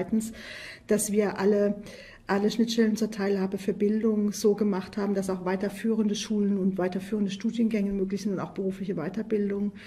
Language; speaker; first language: German; native; German